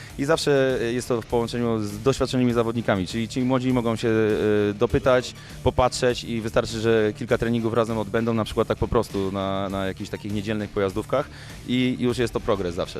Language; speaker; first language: Polish; native; Polish